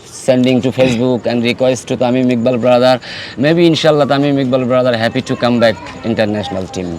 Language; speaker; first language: English; non-native, local second language; Bangla